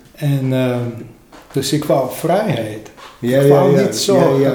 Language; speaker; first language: Dutch; non-native, learner; Armenian